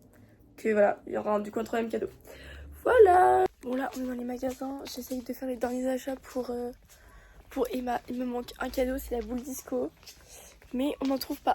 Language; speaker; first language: French; native; French